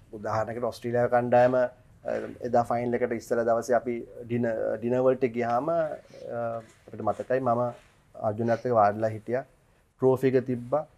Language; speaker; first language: Sinhala; native; Sinhala